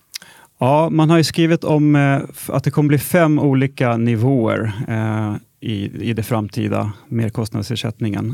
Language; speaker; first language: Swedish; native; Swedish